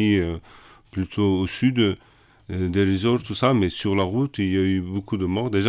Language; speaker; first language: French; non-native, fluent; Kurdish